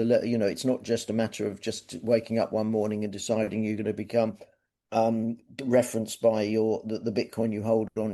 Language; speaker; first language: English; native; English